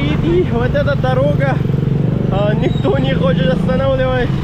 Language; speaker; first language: Russian; non-native, learner; Pashto